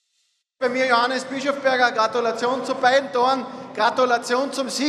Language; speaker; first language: German; native; German